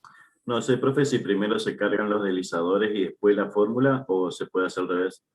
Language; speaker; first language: Spanish; native; Spanish